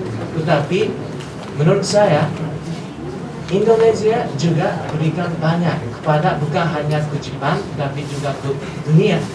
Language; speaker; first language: Indonesian; non-native, fluent; Japanese